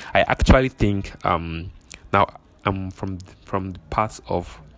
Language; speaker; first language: English; non-native, local second language; Igbo